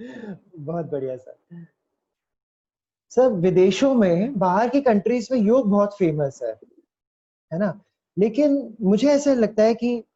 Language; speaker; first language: Hindi; native; Hindi